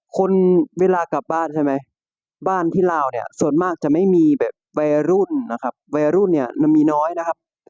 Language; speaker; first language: Thai; native; Thai